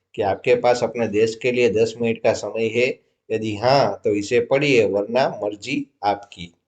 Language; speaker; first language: Hindi; non-native, local second language; Gujarati